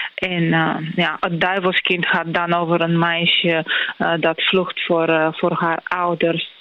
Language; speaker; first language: Dutch; non-native, fluent; Bulgarian